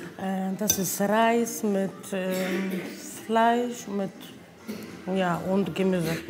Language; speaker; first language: German; non-native, learner; Polish